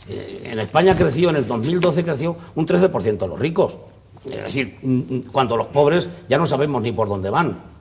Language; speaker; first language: Spanish; native; Spanish